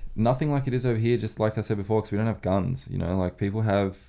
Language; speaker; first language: English; native; English